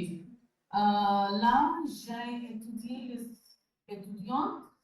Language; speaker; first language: French; non-native, learner; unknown